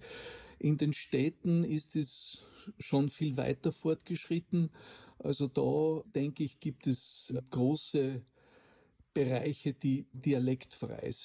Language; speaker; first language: German; native; German